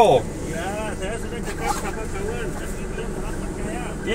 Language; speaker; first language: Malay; non-native, learner; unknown